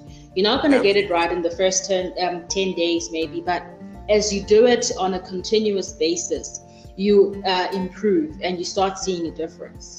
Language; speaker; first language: English; non-native, local second language; Xhosa